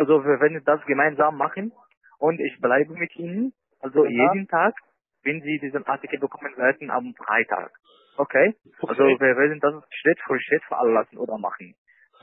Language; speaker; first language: German; non-native, learner; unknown